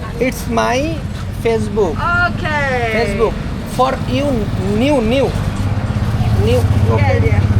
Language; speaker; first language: English; non-native, learner; Bangla